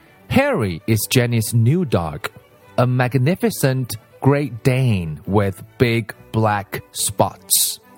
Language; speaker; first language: English; non-native, fluent; Chinese